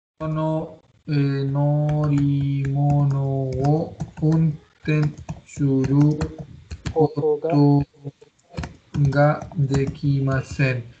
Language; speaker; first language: Japanese; non-native, fluent; Spanish